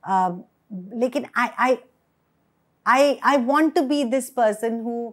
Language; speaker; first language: Hindi; native; Hindi